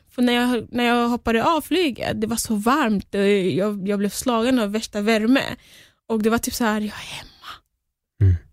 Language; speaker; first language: Swedish; early bilingual, other home language; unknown